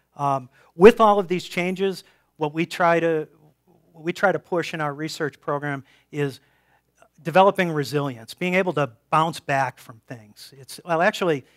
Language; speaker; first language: English; native; English